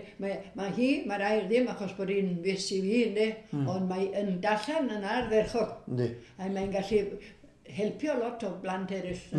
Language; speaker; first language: Welsh; early bilingual, heritage; Welsh